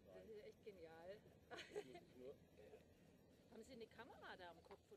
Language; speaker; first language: German; native; German